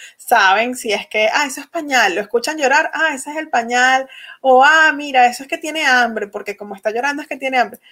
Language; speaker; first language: Spanish; native; Spanish